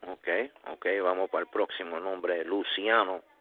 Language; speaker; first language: Spanish; early bilingual, heritage; Spanish